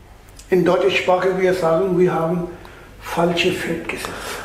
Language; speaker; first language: German; non-native, learner; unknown